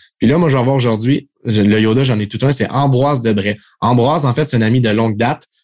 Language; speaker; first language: French; native; French